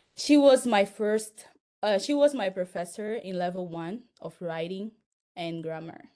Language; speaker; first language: English; non-native, fluent; Portuguese